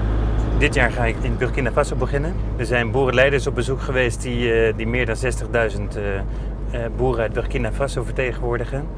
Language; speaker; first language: Dutch; native; Dutch